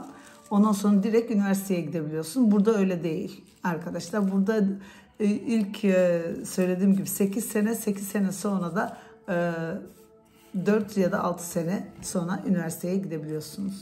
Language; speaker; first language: Turkish; early bilingual, heritage; Turkish